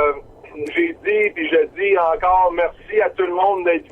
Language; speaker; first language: French; native; French